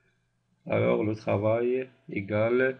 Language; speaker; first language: French; non-native, local second language; Arabic